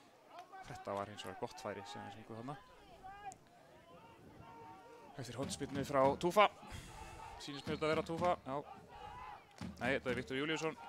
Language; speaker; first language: Icelandic; native; Icelandic